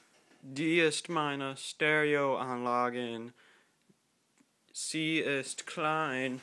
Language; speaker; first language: German; non-native, learner; English